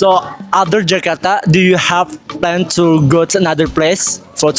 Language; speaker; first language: English; non-native, learner; Indonesian